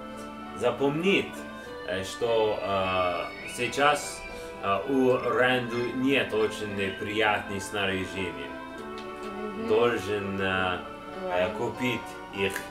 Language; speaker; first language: Russian; non-native, learner; English